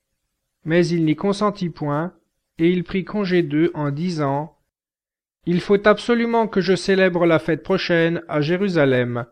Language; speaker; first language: French; native; French